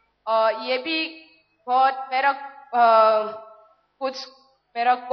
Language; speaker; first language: Hindi; non-native, local second language; Manipuri